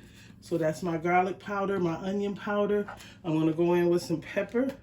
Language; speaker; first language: English; native; English